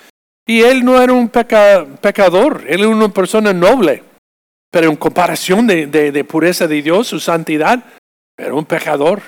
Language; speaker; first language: Spanish; non-native, fluent; English